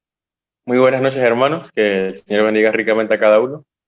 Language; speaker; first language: Spanish; native; Spanish